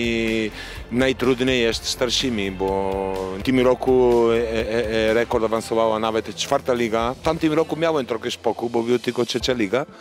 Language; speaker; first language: Polish; non-native, learner; Italian